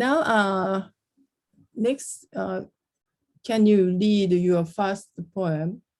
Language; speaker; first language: English; non-native, learner; Japanese